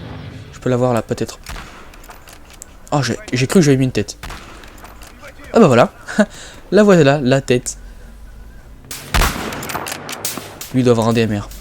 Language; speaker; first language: French; native; French